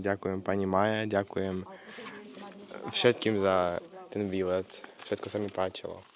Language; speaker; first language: Slovak; non-native, learner; Ukrainian